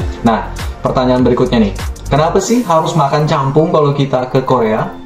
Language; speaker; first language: Indonesian; native; Indonesian